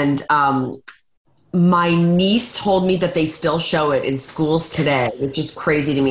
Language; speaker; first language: English; native; English